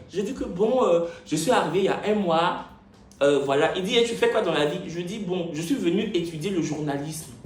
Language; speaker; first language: French; native; French